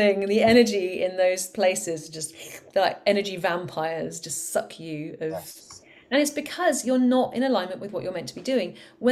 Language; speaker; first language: English; native; English